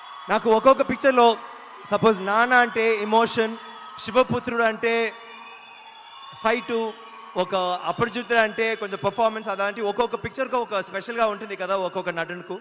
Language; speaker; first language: Telugu; non-native, fluent; Tamil